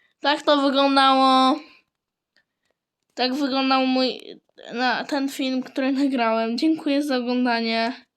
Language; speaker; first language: Polish; native; Polish